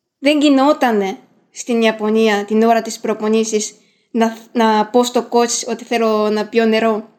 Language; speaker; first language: Greek; non-native, fluent; Japanese